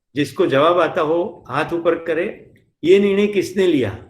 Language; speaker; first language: Hindi; non-native, local second language; Gujarati